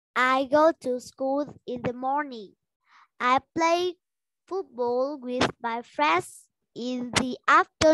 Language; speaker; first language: English; non-native, learner; Vietnamese